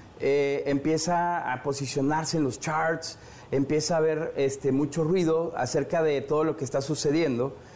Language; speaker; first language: Spanish; native; Spanish